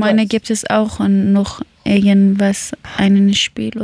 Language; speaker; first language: German; non-native, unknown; Persian